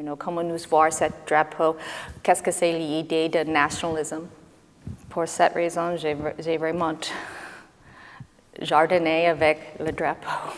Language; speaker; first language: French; non-native, learner; English